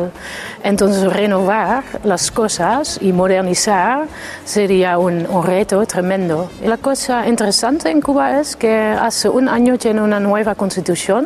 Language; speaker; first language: Spanish; non-native, fluent; Dutch